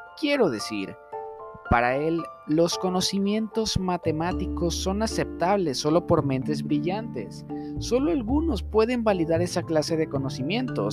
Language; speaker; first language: Spanish; native; Spanish